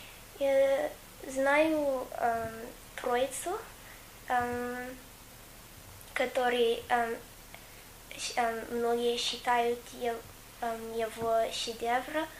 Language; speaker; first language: Russian; non-native, fluent; English